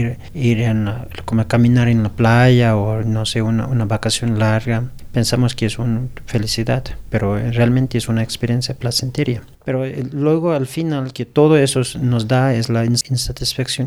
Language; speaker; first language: Spanish; non-native, learner; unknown